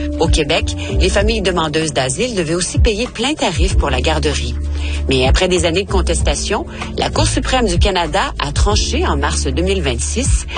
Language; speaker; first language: French; native; French